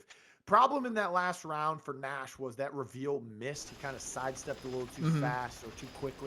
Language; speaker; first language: English; native; English